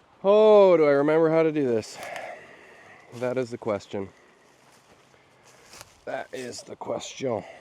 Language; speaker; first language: English; native; English